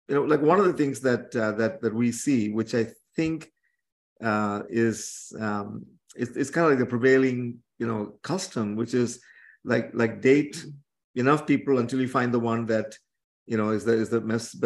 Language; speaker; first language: English; non-native, local second language; Tamil